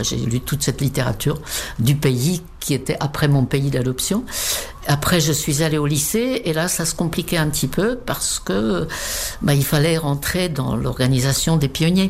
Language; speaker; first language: French; non-native, fluent; Czech